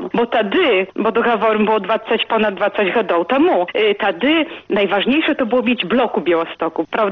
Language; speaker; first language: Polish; non-native, local second language; Belarusian